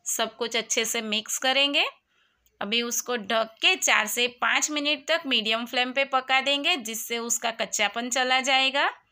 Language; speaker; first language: Hindi; non-native, local second language; Gujarati